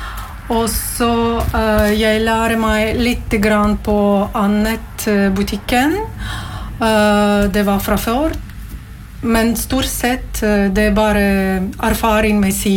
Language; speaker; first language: Norwegian; non-native, learner; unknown